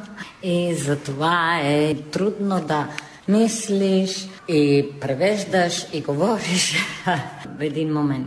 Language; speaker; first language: Bulgarian; non-native, fluent; Italian